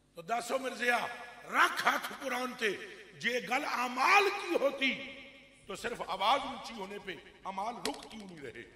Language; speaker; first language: Urdu; non-native, local second language; Punjabi